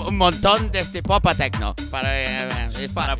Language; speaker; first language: Spanish; non-native, fluent; English